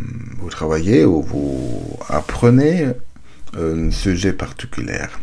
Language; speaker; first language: French; non-native, learner; German